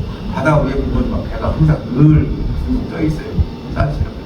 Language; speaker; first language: Korean; native; Korean